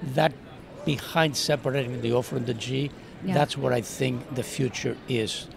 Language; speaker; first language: English; non-native, fluent; Spanish